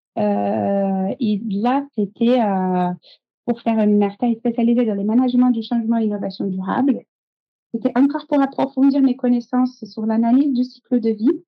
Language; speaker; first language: French; non-native, fluent; Portuguese